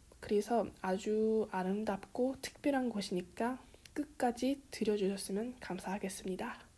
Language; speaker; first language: Korean; early bilingual, heritage; Korean